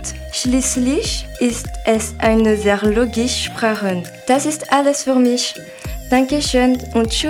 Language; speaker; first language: German; non-native, learner; Malagasy